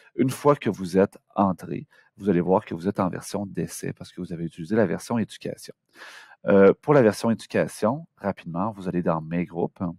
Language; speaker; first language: French; native; French